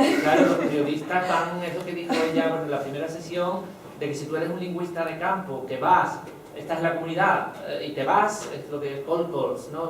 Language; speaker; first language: Spanish; native; Spanish